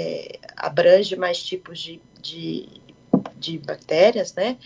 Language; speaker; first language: Portuguese; native; Portuguese